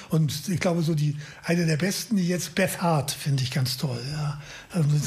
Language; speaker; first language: German; native; German